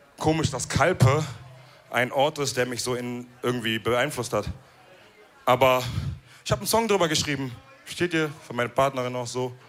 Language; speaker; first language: German; early bilingual, other home language; Wolof